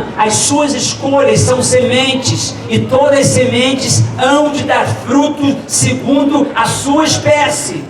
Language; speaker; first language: Portuguese; native; Portuguese